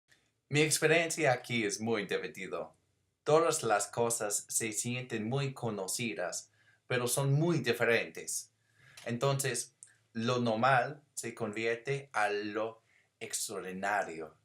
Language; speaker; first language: Spanish; non-native, learner; English